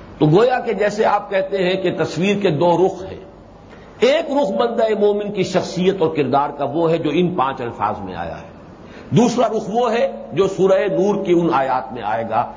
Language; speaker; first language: Urdu; native; Urdu